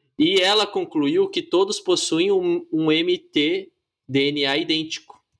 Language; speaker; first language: Portuguese; native; Portuguese